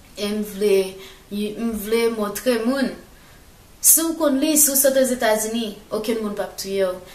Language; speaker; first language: Haitian Creole; native; Haitian Creole